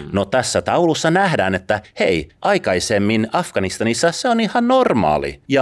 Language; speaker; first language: Finnish; early bilingual, other home language; Persian